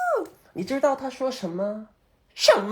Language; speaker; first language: Chinese; non-native, learner; Korean